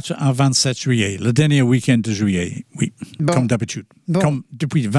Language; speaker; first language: French; non-native, fluent; English